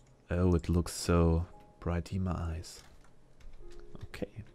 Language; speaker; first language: English; non-native, learner; German